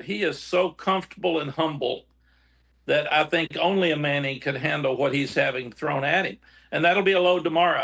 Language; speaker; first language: English; native; English